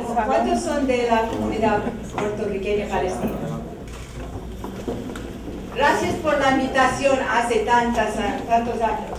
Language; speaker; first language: Spanish; non-native, learner; English